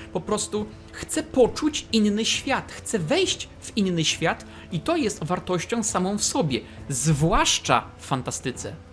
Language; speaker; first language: Polish; native; Polish